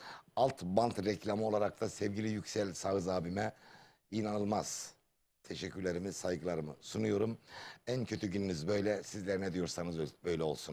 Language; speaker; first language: Turkish; native; Turkish